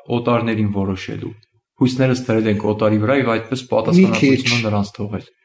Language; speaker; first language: Armenian; native; Armenian